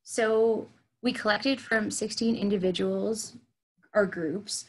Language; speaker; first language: English; native; English